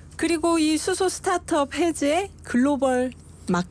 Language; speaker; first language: Korean; native; Korean